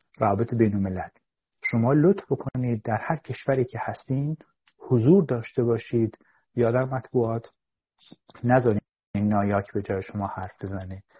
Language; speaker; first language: Persian; native; Persian